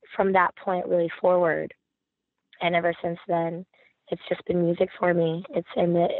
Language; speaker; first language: English; native; English